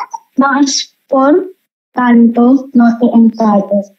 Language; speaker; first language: Spanish; non-native, learner; Filipino